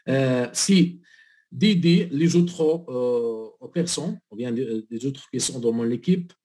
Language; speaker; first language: French; non-native, learner; Arabic